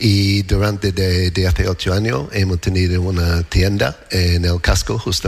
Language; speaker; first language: Spanish; non-native, fluent; English